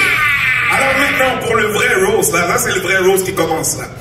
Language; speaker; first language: French; native; French